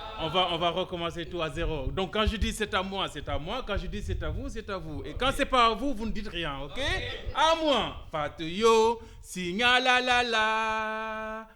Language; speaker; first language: French; non-native, local second language; Wolof